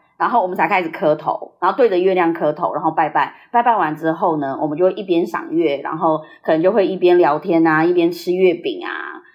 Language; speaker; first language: Chinese; early bilingual, heritage; Chinese